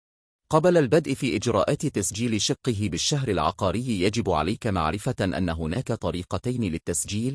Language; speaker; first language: Arabic; native; Arabic